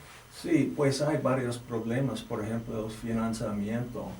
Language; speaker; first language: Spanish; non-native, fluent; English